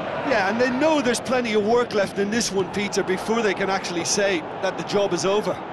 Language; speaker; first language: English; native; English